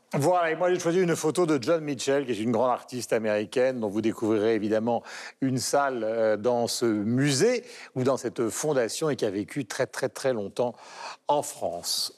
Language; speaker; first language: French; native; French